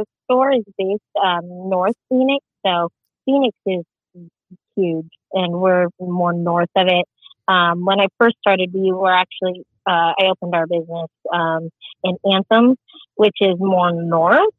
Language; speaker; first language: English; early bilingual, other home language; Filipino